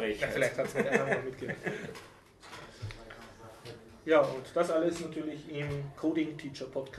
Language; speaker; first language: German; native; German